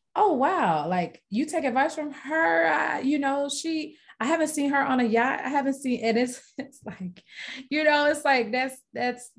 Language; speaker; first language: English; native; English